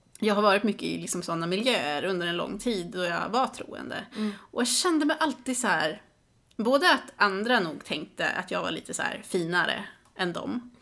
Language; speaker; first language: Swedish; native; Swedish